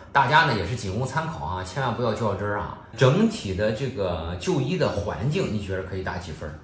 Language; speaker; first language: Chinese; native; Chinese